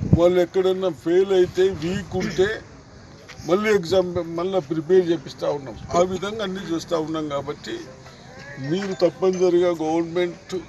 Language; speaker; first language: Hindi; non-native, local second language; Telugu